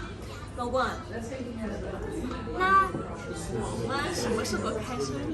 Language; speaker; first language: Chinese; non-native, learner; Armenian